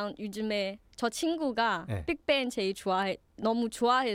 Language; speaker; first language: Korean; non-native, learner; Chinese